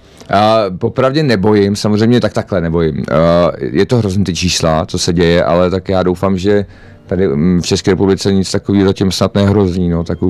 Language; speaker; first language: Czech; native; Czech